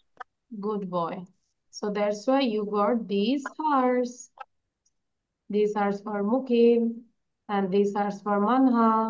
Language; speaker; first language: English; non-native, learner; Bangla